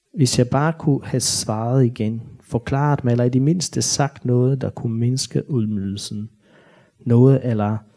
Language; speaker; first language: Danish; non-native, fluent; Bosnian